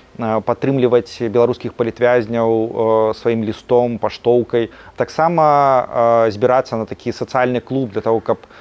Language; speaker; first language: Belarusian; native; Belarusian